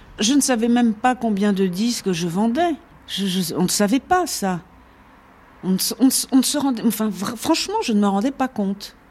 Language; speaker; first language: French; native; French